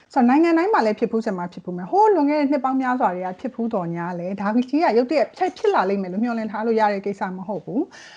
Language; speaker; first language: Burmese; native; Burmese